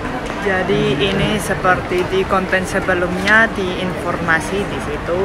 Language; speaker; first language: Indonesian; non-native, fluent; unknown